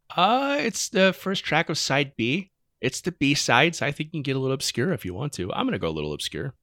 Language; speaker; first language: English; native; English